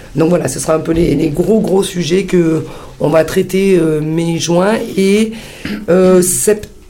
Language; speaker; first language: French; early bilingual, heritage; Italian